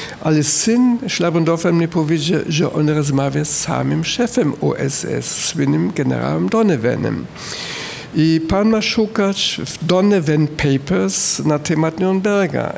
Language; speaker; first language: Polish; non-native, fluent; German